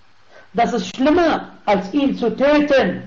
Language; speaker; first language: German; non-native, fluent; Arabic